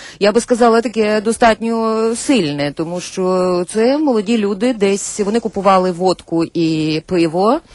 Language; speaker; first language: Ukrainian; native; Ukrainian